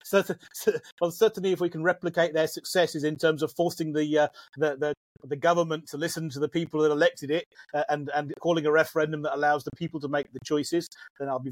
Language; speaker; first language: English; native; English